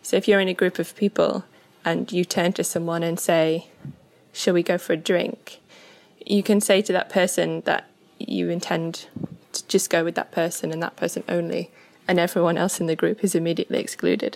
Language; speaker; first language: English; native; English